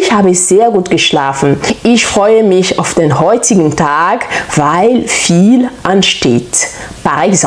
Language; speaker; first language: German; non-native, fluent; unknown